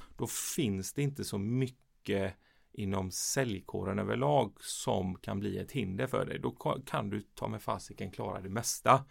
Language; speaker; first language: Swedish; early bilingual, other home language; Persian